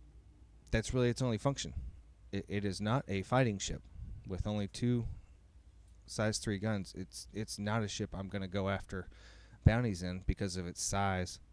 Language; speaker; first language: English; native; English